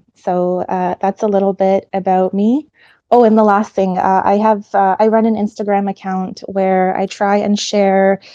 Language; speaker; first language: English; early bilingual, other home language; Ukrainian